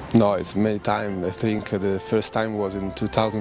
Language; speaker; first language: English; non-native, learner; Spanish